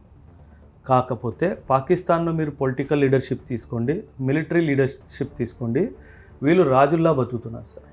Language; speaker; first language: Telugu; non-native, local second language; Punjabi